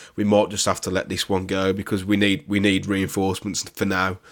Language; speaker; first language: English; native; English